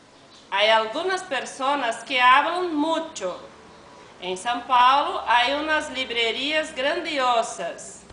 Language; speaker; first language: Spanish; non-native, learner; Portuguese